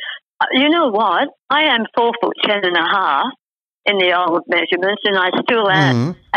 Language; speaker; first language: English; native; English